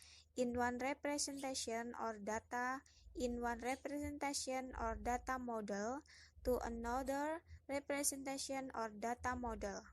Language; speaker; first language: English; non-native, learner; Indonesian